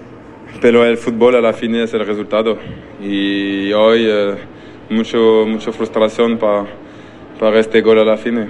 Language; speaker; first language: Spanish; non-native, learner; French